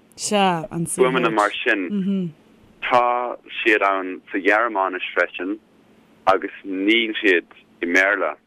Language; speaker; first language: Irish; non-native, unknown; German